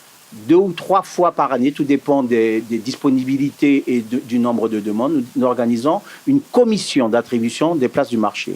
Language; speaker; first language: French; native; French